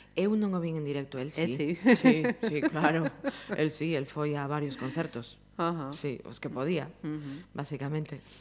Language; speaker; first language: Galician; native; Galician